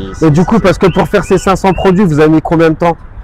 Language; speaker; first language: French; native; French